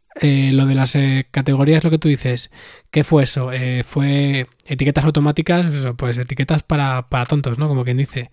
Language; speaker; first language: Spanish; native; Spanish